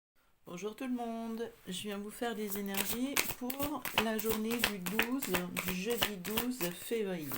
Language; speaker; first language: French; native; French